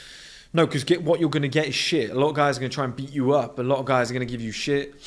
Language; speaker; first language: English; native; English